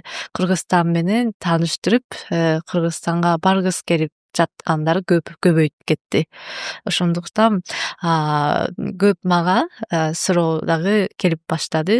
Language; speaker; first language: Kyrgyz; non-native, learner; Japanese